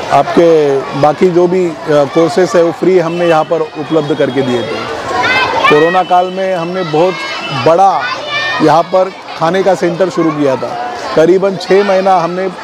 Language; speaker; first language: Hindi; non-native, local second language; Marathi